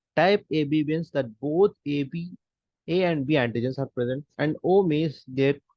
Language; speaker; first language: English; non-native, local second language; Hindi